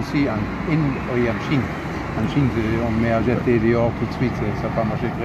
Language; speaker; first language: French; non-native, fluent; German